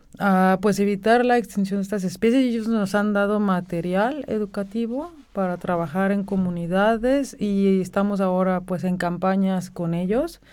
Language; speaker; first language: Spanish; native; Spanish